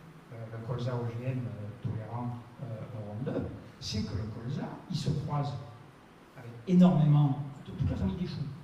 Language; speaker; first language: French; native; French